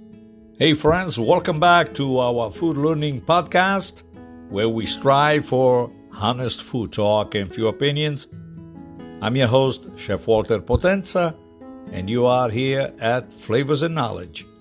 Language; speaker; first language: English; non-native, fluent; Italian